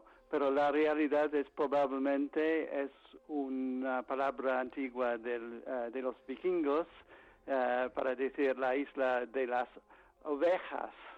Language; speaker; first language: Spanish; non-native, fluent; English